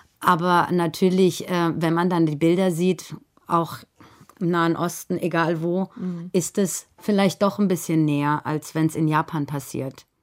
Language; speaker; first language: German; early bilingual, other home language; Persian